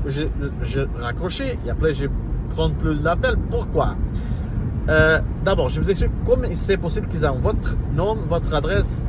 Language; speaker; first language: French; non-native, fluent; Portuguese